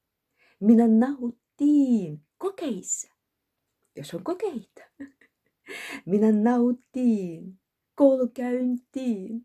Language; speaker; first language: Finnish; non-native, learner; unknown